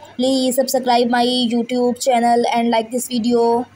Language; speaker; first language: English; non-native, local second language; Urdu